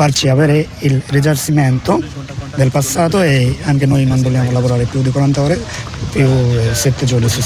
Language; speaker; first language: Italian; non-native, learner; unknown